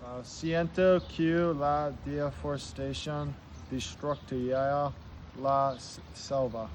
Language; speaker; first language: Spanish; non-native, learner; English